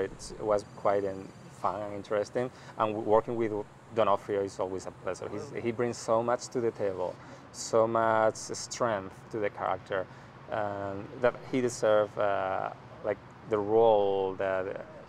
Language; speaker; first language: English; non-native, fluent; Spanish